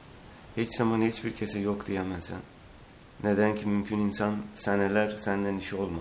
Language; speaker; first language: Turkish; non-native, learner; Azerbaijani